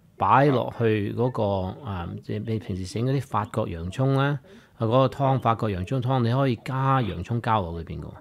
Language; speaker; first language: Cantonese; native; Cantonese